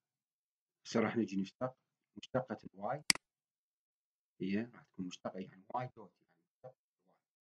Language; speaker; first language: Arabic; native; Arabic